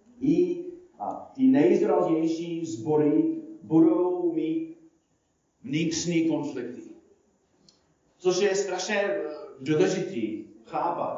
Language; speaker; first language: Czech; non-native, fluent; English